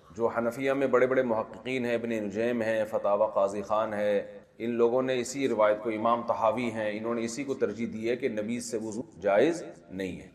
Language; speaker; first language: Urdu; native; Urdu